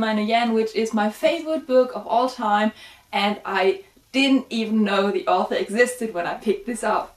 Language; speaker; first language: English; non-native, fluent; German